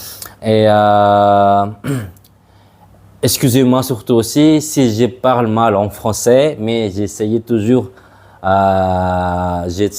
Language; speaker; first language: French; non-native, fluent; Madurese